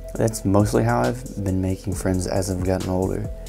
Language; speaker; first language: English; native; English